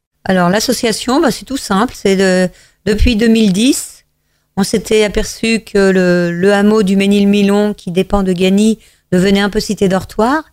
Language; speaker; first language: French; native; French